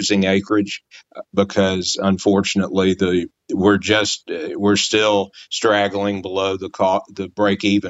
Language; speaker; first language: English; native; English